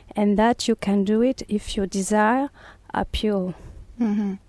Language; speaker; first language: English; non-native, fluent; French